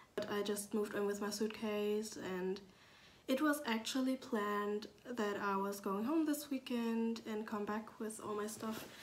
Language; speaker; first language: English; non-native, fluent; German